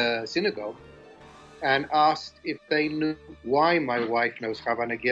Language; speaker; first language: English; native; English